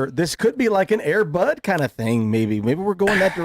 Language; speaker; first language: English; native; English